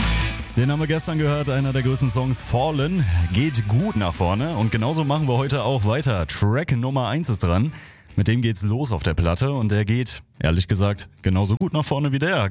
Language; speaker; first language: German; native; German